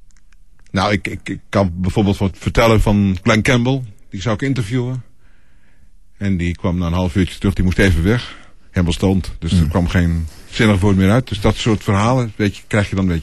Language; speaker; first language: Dutch; native; Dutch